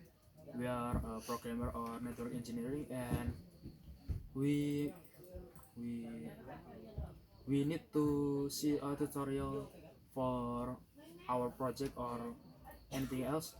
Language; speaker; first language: English; non-native, learner; Indonesian